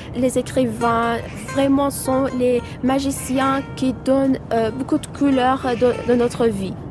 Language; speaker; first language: French; non-native, fluent; Persian